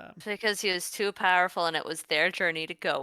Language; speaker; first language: English; native; English